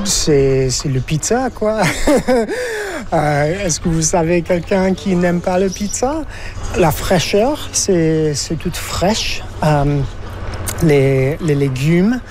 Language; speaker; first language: French; non-native, fluent; English